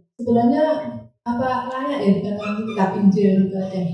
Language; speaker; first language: Indonesian; native; Indonesian